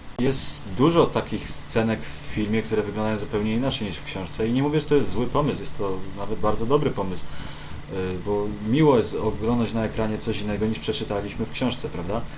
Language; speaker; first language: Polish; native; Polish